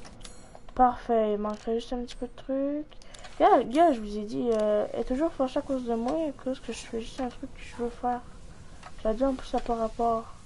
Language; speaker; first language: French; native; French